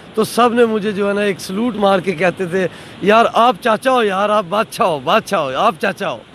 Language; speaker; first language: Urdu; non-native, local second language; Punjabi